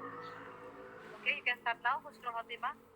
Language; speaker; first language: English; non-native, fluent; Indonesian